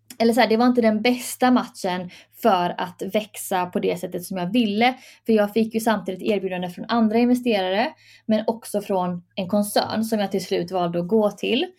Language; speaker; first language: Swedish; early bilingual, other home language; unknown